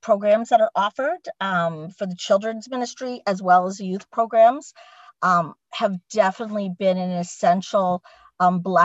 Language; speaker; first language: English; native; English